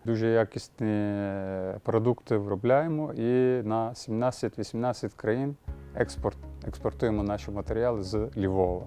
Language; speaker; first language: Ukrainian; non-native, learner; Turkish